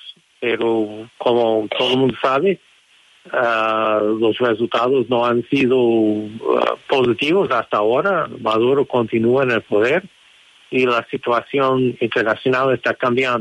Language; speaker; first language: Spanish; non-native, fluent; English